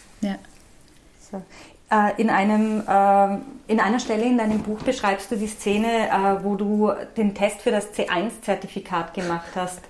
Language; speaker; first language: German; native; German